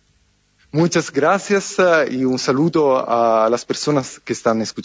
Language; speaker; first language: Spanish; non-native, fluent; Italian